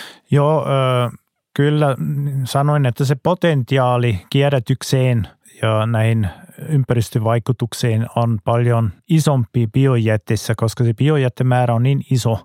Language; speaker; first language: Finnish; non-native, fluent; German